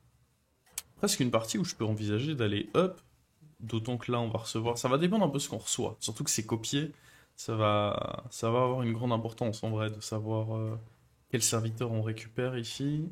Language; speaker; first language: French; native; French